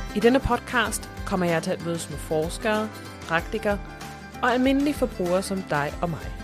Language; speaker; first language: Danish; non-native, fluent; German